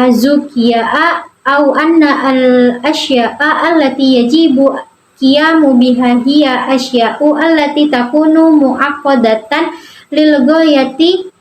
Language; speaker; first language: Arabic; non-native, learner; Indonesian